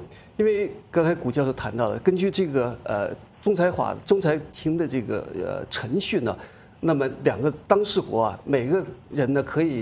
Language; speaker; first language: Chinese; native; Chinese